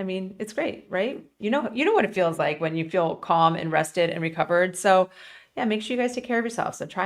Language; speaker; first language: English; native; English